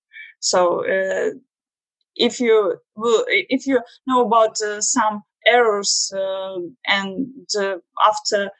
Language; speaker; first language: English; non-native, learner; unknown